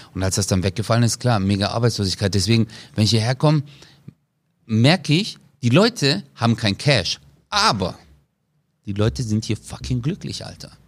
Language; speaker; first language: German; early bilingual, other home language; Turkish